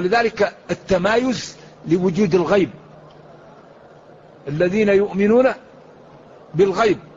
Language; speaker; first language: Arabic; native; Arabic